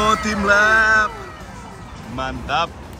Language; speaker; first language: Japanese; non-native, fluent; Indonesian